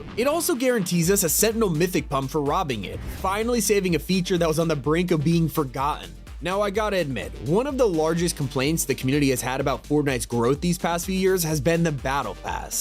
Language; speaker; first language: English; native; English